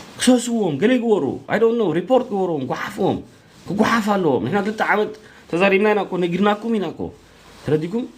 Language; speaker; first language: Tigrinya; early bilingual, heritage; Tigrinya